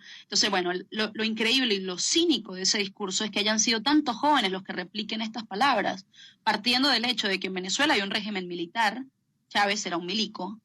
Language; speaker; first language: Spanish; native; Spanish